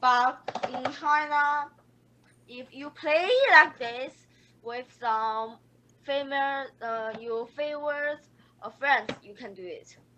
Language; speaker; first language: English; non-native, learner; Chinese